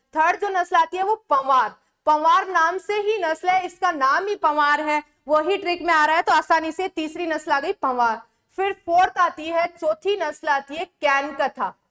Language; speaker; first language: Hindi; native; Hindi